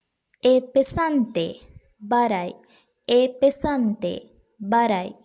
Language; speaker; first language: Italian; non-native, fluent; Sinhala